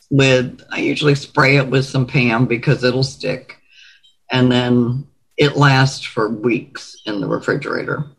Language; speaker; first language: English; native; English